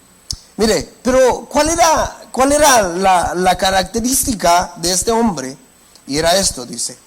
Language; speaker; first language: Spanish; native; Spanish